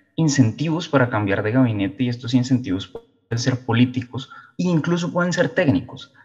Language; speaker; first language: Spanish; native; Spanish